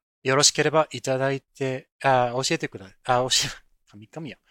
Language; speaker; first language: Japanese; native; Japanese